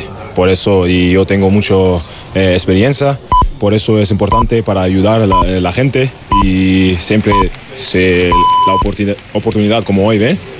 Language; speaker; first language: Spanish; non-native, learner; German